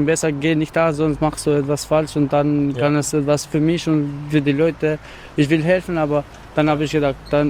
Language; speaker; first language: German; non-native, learner; Albanian